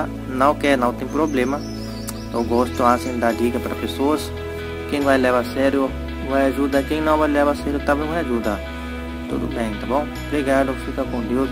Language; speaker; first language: Portuguese; non-native, learner; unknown